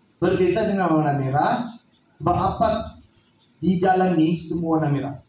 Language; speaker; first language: Malay; native; Malay